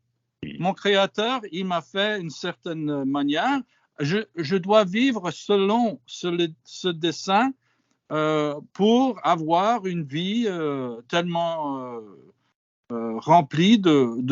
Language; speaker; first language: French; non-native, fluent; English